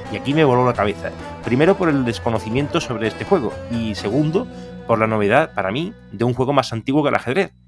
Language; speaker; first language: Spanish; native; Spanish